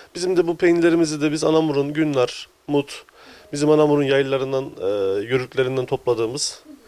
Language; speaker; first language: Turkish; native; Turkish